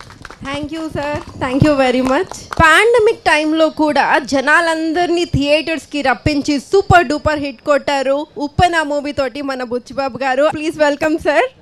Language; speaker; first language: Telugu; native; Telugu